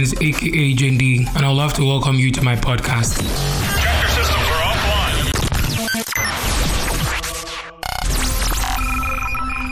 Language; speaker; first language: English; non-native, local second language; Yoruba